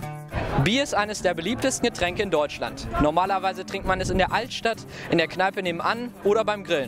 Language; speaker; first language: German; native; German